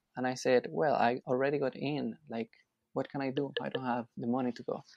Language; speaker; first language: English; non-native, fluent; Spanish